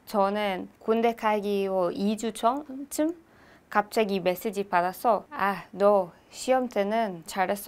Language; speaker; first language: Korean; non-native, learner; Hebrew